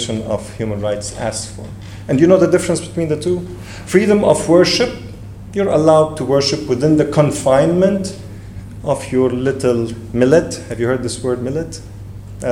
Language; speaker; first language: English; non-native, fluent; Arabic